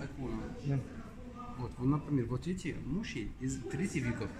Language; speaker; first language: Russian; non-native, learner; Arabic